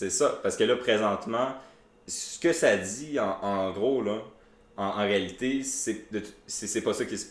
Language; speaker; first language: French; native; French